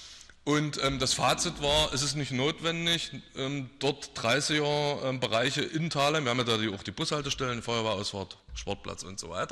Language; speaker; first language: German; native; German